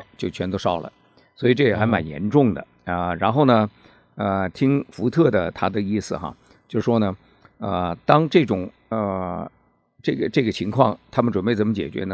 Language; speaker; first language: Chinese; native; Chinese